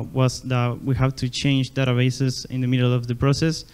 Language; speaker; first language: English; non-native, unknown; Spanish